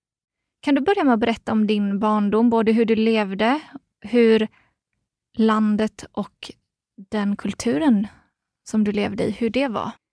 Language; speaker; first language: Swedish; native; Swedish